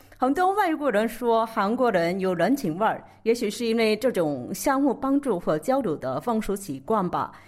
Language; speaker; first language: Chinese; non-native, fluent; Korean